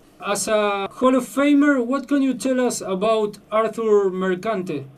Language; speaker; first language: English; non-native, fluent; Spanish